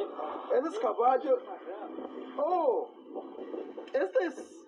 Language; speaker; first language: Spanish; non-native, learner; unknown